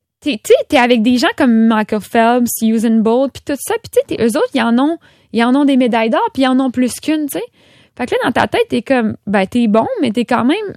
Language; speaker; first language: French; native; French